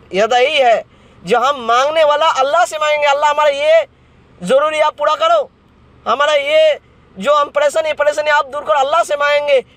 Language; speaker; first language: Hindi; non-native, local second language; Bangla